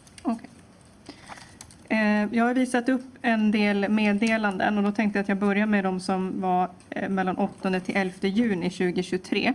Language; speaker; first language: Swedish; native; Swedish